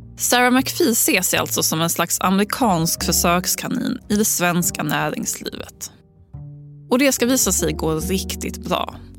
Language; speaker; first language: Swedish; native; Swedish